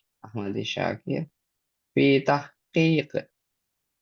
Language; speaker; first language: Arabic; non-native, learner; Indonesian